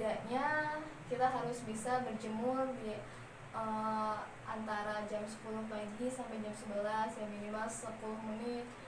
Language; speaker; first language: Indonesian; native; Indonesian